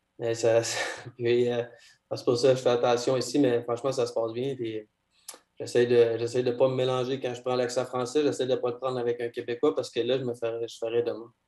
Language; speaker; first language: French; native; French